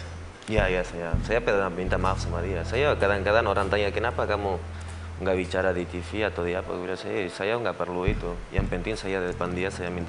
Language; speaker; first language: Indonesian; non-native, learner; Spanish